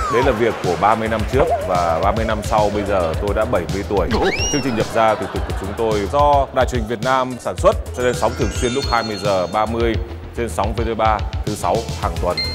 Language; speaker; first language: Vietnamese; native; Vietnamese